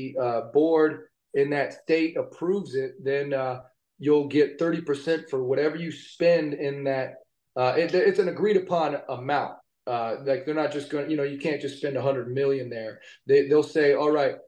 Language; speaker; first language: English; native; English